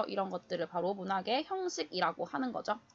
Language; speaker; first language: Korean; native; Korean